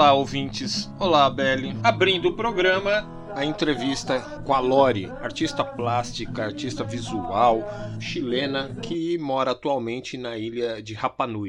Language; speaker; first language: Portuguese; native; Portuguese